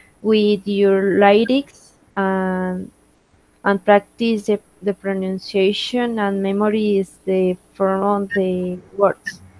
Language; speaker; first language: English; non-native, learner; Spanish